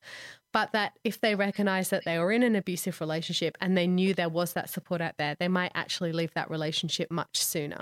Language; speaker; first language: English; native; English